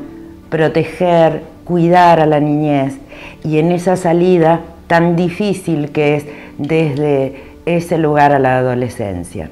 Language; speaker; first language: Spanish; native; Spanish